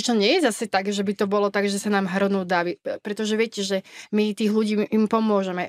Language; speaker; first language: Slovak; native; Slovak